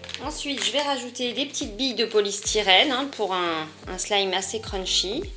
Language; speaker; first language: French; native; French